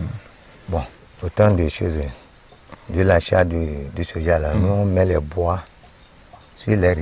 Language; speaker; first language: French; non-native, learner; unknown